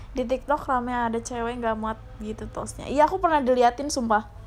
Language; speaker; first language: Indonesian; native; Indonesian